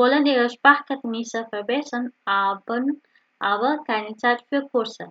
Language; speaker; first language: German; non-native, learner; Indonesian